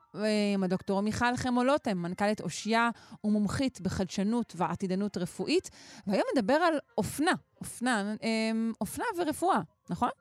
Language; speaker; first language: Hebrew; native; Hebrew